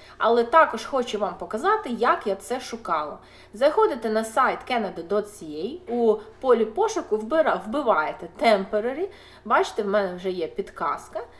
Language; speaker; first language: Ukrainian; non-native, local second language; Russian